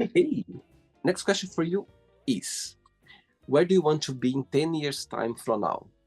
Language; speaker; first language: English; non-native, fluent; Portuguese